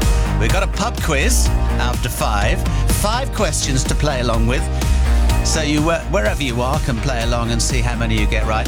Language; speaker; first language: English; native; English